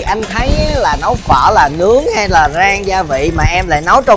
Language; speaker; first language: Vietnamese; native; Vietnamese